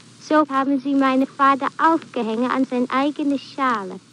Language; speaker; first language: German; non-native, learner; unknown